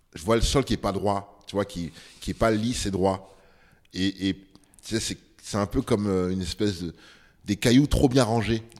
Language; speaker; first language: French; early bilingual, other home language; Bambara